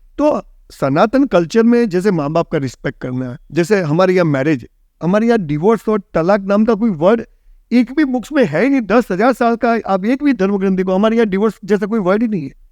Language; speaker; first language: Hindi; non-native, local second language; Gujarati